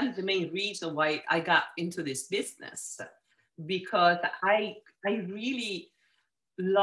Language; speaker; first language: English; non-native, fluent; Italian